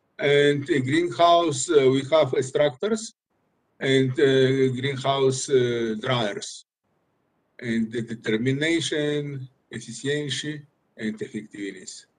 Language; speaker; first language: English; non-native, learner; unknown